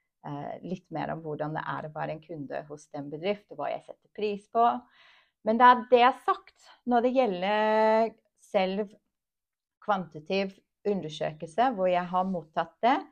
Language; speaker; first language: Norwegian; non-native, fluent; English